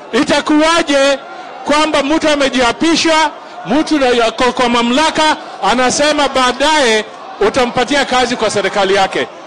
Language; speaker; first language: Swahili; non-native, local second language; Luyia